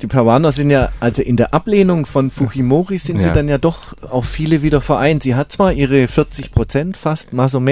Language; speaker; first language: German; native; German